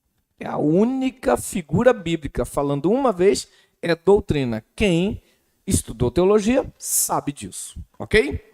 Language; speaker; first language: Portuguese; native; Portuguese